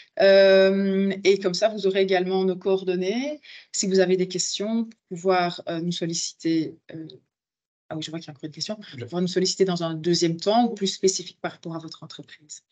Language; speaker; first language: French; native; French